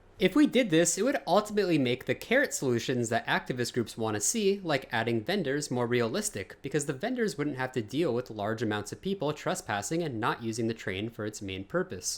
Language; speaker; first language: English; native; English